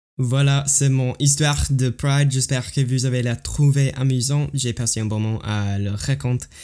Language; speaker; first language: French; non-native, learner; English